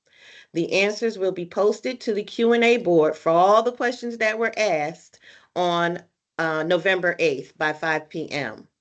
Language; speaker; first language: English; native; English